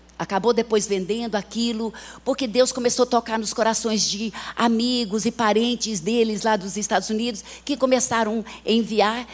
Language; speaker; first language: Portuguese; early bilingual, other home language; English